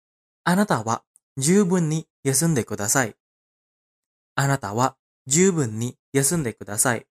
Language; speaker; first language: Japanese; non-native, fluent; Indonesian